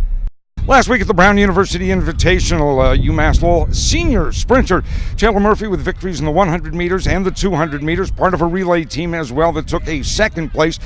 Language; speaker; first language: English; native; English